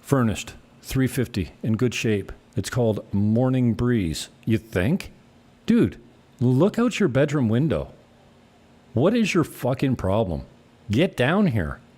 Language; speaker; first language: English; native; English